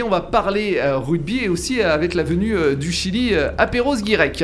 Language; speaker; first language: French; native; French